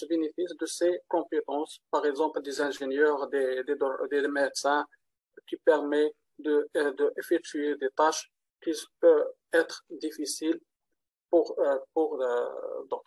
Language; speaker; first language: French; non-native, learner; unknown